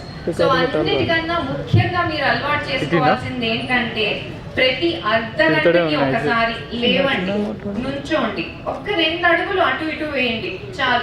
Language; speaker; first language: Telugu; native; Telugu